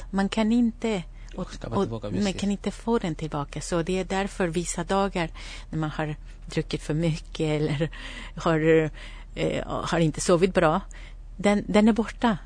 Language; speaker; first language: Swedish; non-native, fluent; Spanish